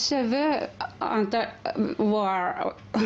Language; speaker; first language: French; non-native, learner; Finnish